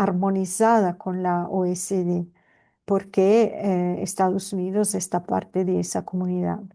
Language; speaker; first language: Spanish; non-native, fluent; Italian